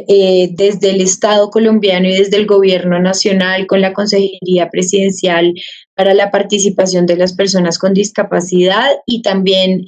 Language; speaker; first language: Spanish; native; Spanish